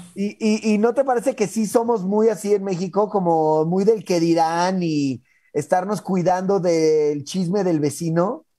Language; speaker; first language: Spanish; native; Spanish